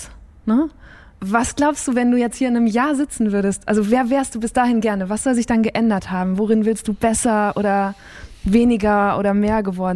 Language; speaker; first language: German; native; German